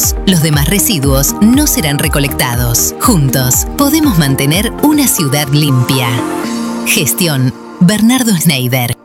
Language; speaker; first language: Spanish; native; Spanish